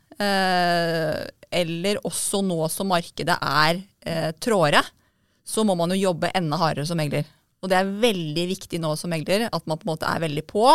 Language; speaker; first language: Norwegian; native; Norwegian